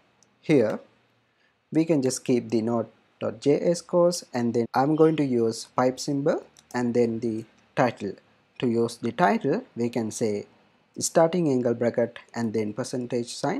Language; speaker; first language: English; non-native, fluent; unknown